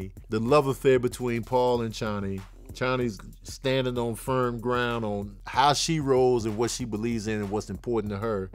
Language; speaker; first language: English; native; English